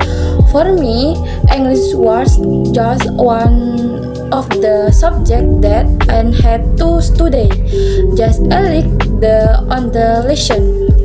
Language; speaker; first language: English; non-native, learner; Indonesian